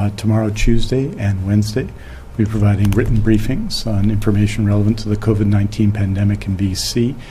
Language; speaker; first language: English; native; English